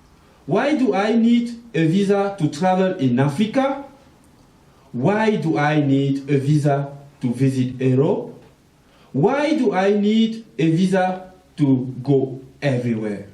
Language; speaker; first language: English; non-native, local second language; French